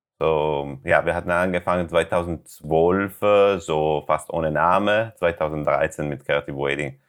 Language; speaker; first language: German; non-native, learner; Italian